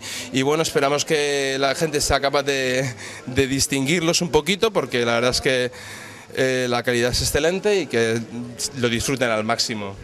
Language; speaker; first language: Spanish; native; Spanish